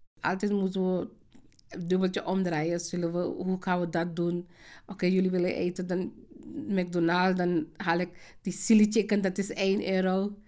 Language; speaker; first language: Dutch; non-native, fluent; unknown